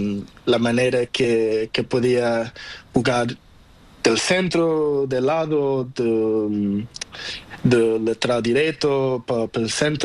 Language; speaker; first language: Spanish; non-native, learner; Portuguese